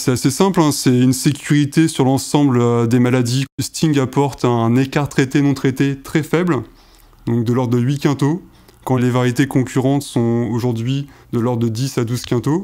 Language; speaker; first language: French; native; French